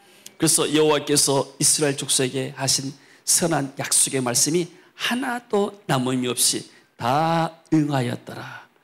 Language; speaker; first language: Korean; native; Korean